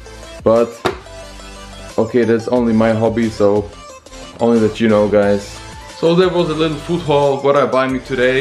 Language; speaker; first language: English; non-native, fluent; German